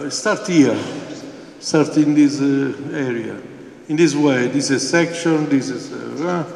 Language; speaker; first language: English; non-native, fluent; Italian